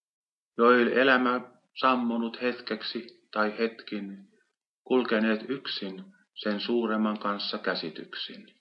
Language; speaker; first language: Finnish; native; Finnish